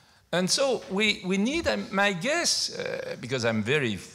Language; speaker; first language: English; non-native, fluent; French